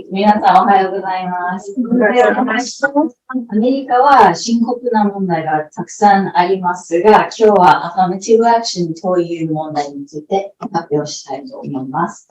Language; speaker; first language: Japanese; non-native, fluent; English